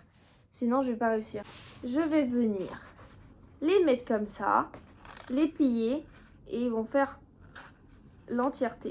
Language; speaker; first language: French; native; French